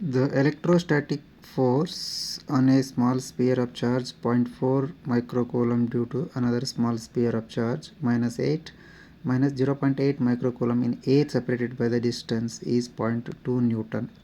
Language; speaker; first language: English; non-native, local second language; Kannada